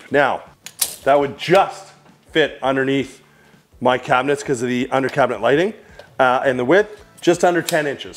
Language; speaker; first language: English; native; English